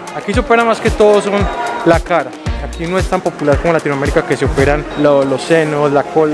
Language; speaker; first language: Spanish; native; Spanish